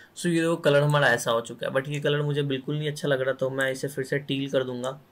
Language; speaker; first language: Hindi; native; Hindi